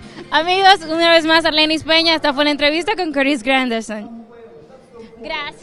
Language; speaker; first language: Spanish; native; Spanish